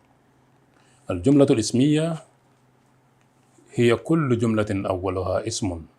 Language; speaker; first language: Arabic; non-native, fluent; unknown